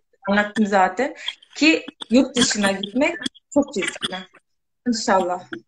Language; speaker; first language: Turkish; non-native, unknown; Spanish